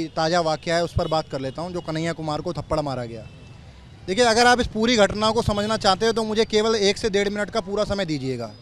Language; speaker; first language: Hindi; native; Hindi